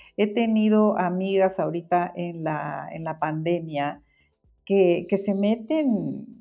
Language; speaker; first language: Spanish; native; Spanish